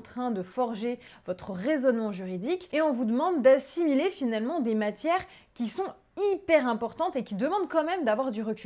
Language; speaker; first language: French; native; French